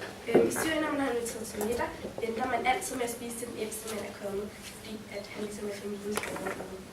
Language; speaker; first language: Danish; early bilingual, heritage; Danish